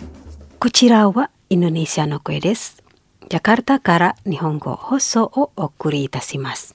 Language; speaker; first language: Japanese; non-native, fluent; Indonesian